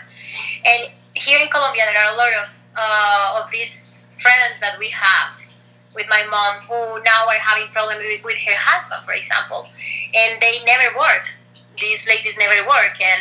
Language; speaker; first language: English; non-native, fluent; Spanish